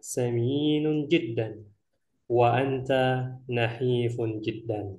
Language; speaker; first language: Arabic; non-native, fluent; Indonesian